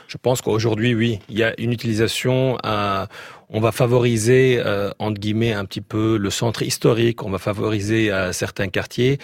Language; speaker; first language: French; native; French